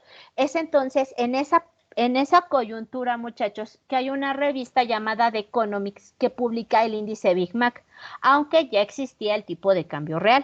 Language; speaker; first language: Spanish; native; Spanish